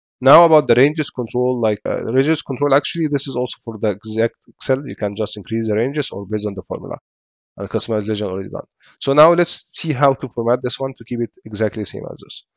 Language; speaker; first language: English; non-native, fluent; Arabic